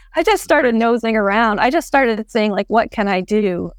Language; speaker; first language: English; native; English